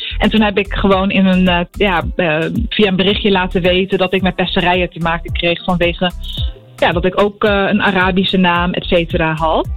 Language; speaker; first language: Dutch; early bilingual, other home language; Arabic